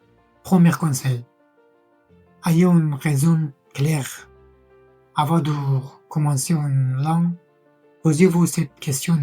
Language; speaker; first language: French; non-native, fluent; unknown